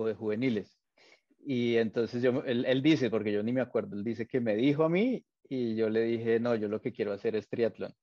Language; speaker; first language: Spanish; native; Spanish